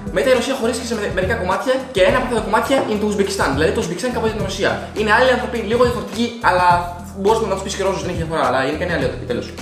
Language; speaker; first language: Greek; early bilingual, other home language; Russian